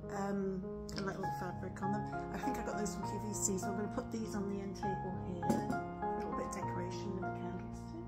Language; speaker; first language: English; native; English